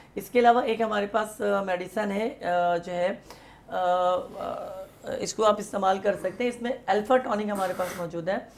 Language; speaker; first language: Urdu; native; Urdu